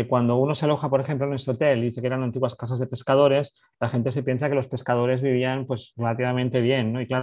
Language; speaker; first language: Spanish; native; Spanish